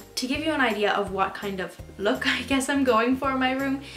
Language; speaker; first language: English; native; English